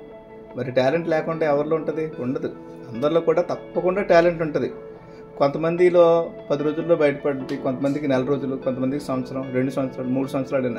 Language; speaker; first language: Telugu; native; Telugu